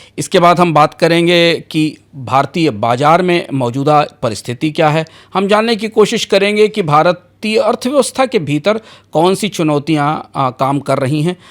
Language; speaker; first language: Hindi; native; Hindi